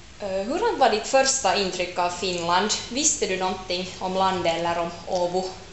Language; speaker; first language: Swedish; native; Swedish